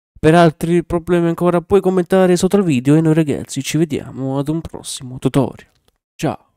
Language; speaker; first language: Italian; native; Italian